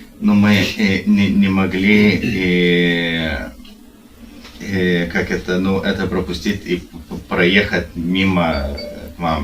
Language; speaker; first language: Russian; non-native, learner; Lithuanian